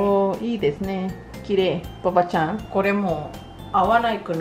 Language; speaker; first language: Japanese; non-native, learner; Spanish